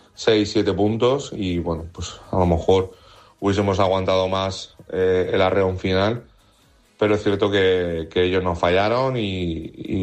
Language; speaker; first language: Spanish; native; Spanish